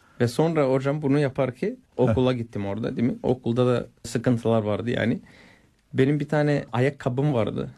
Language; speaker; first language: Turkish; non-native, fluent; Bulgarian